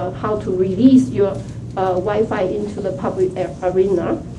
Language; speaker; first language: English; non-native, fluent; Chinese